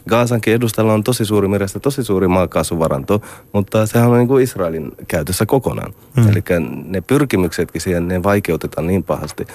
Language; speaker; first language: Finnish; non-native, fluent; Arabic